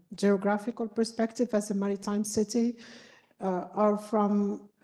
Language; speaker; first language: English; non-native, fluent; Arabic